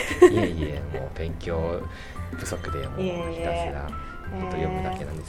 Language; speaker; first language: Japanese; non-native, fluent; Chinese